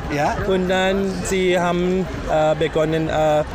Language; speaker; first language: German; non-native, learner; Thai